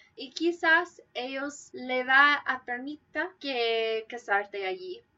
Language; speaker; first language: Spanish; non-native, fluent; English